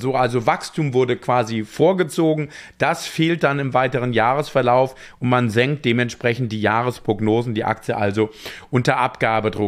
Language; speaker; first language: German; native; German